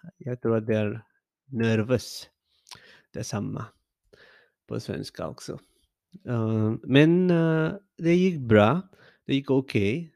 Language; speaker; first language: Swedish; non-native, learner; English